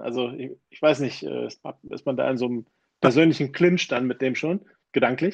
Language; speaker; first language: German; native; German